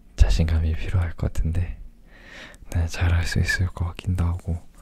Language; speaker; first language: Korean; early bilingual, other home language; English